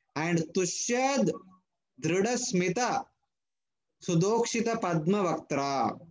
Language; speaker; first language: English; non-native, local second language; Telugu